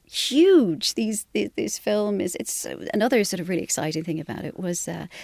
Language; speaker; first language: English; native; English